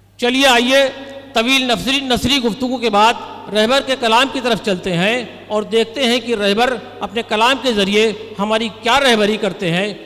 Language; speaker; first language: Urdu; native; Urdu